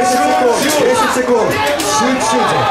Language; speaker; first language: Russian; native; Russian